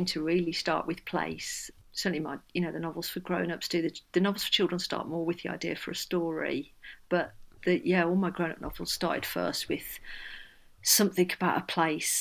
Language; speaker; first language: English; native; English